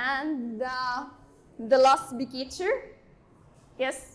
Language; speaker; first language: English; non-native, learner; Arabic